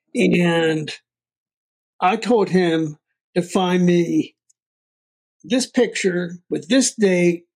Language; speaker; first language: English; native; English